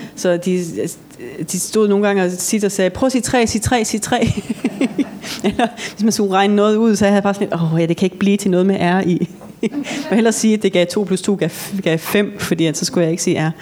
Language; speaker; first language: Danish; early bilingual, other home language; Norwegian